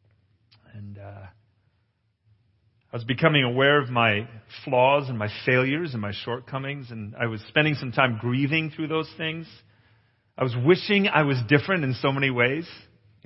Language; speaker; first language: English; native; English